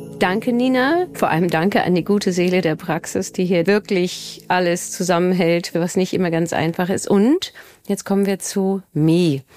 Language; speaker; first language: German; native; German